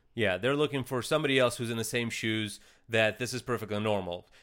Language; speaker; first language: English; early bilingual, other home language; Russian